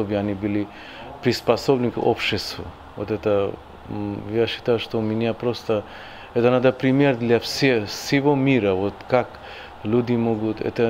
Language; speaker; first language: Russian; non-native, fluent; Bangla